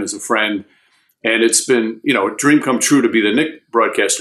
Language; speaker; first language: English; native; English